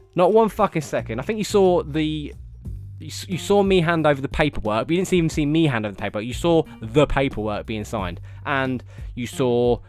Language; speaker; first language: English; native; English